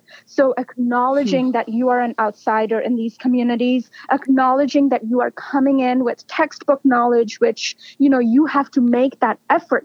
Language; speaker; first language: English; non-native, local second language; Bangla